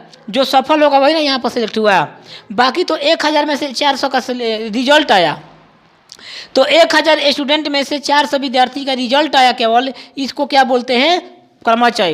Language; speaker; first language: Hindi; non-native, local second language; Bhojpuri